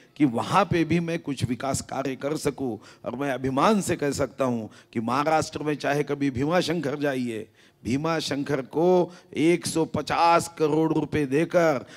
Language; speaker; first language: Hindi; non-native, local second language; Marathi